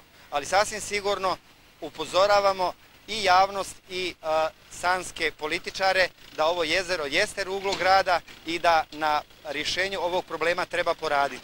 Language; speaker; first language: Bosnian; native; Bosnian